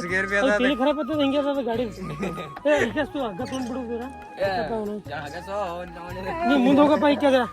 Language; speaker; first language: Kannada; native; Kannada